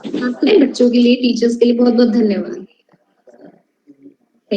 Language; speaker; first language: Hindi; native; Hindi